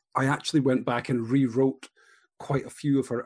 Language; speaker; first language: English; native; English